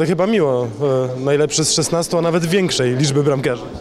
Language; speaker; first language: Polish; native; Polish